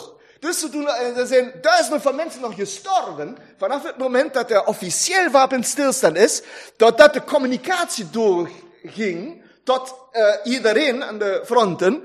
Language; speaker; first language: Dutch; non-native, fluent; German